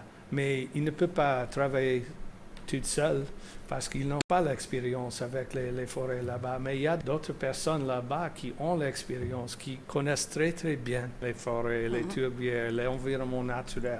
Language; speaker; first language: French; non-native, fluent; English